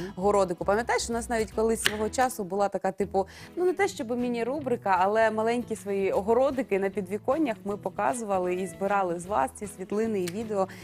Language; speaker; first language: Ukrainian; native; Ukrainian